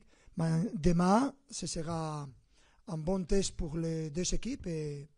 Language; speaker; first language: French; non-native, fluent; Spanish